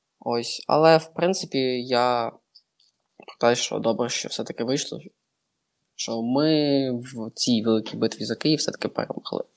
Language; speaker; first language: Ukrainian; native; Ukrainian